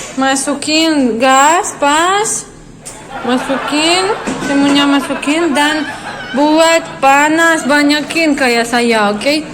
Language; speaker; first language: Indonesian; non-native, learner; Russian